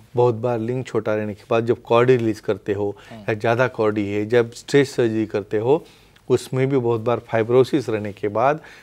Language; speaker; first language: Hindi; non-native, local second language; Marathi